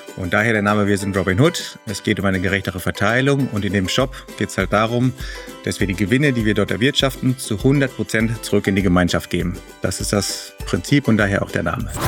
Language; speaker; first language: German; early bilingual, other home language; Spanish